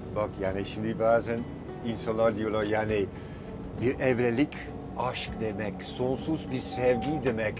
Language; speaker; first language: Turkish; non-native, fluent; Dutch